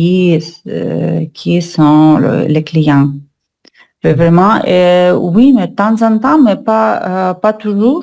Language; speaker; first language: French; non-native, learner; Russian